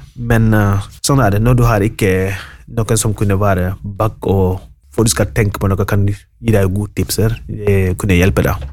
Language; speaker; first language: Norwegian; non-native, fluent; Wolof